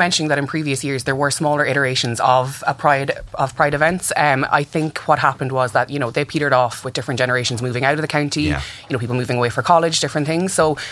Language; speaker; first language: English; native; English